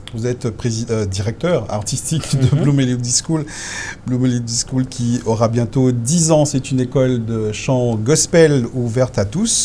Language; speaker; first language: French; native; French